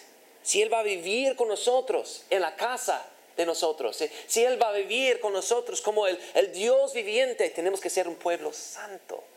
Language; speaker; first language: Spanish; non-native, fluent; English